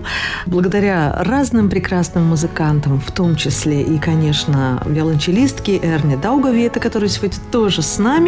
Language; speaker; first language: Russian; native; Russian